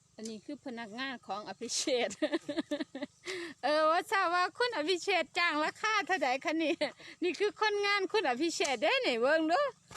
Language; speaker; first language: Thai; native; Thai